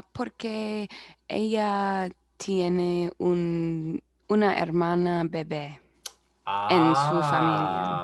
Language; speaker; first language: Spanish; non-native, learner; English